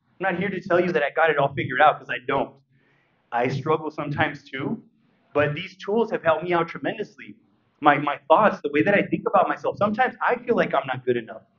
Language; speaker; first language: English; early bilingual, other home language; Spanish